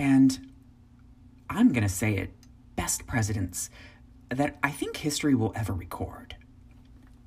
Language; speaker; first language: English; native; English